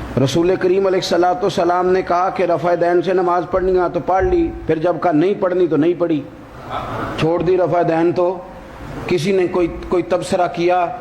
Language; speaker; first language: Urdu; non-native, local second language; Punjabi